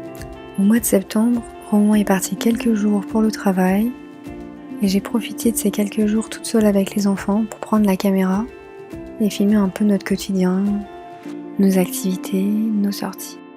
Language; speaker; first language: French; native; French